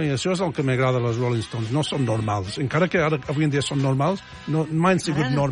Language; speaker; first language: Catalan; non-native, fluent; English